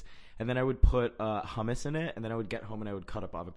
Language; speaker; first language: English; early bilingual, other home language; Spanish